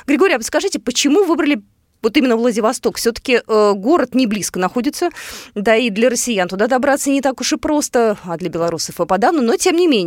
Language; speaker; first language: Russian; native; Russian